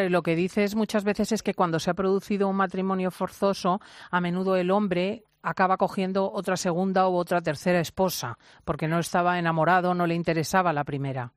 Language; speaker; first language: Spanish; native; Spanish